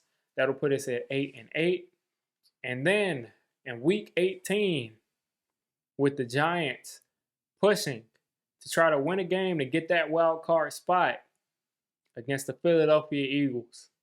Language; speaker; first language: English; native; English